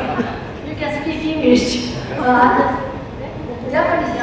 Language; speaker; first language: English; non-native, learner; Japanese